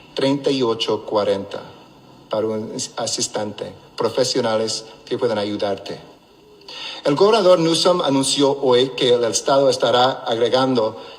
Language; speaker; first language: Spanish; non-native, local second language; English